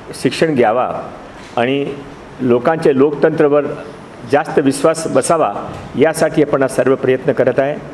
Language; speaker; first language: Marathi; non-native, local second language; Hindi